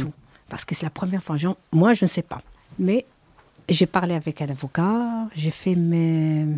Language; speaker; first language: French; non-native, learner; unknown